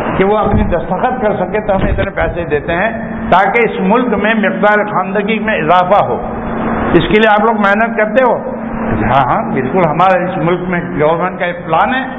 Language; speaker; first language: Urdu; non-native, local second language; Gujarati